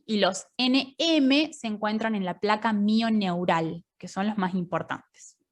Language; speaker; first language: Spanish; native; Spanish